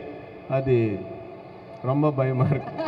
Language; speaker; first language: Tamil; non-native, learner; Telugu